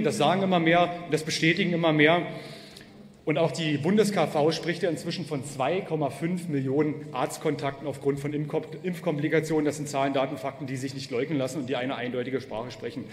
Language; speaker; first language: German; native; German